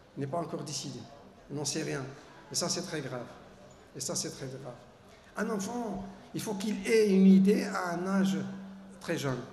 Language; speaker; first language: French; non-native, local second language; Arabic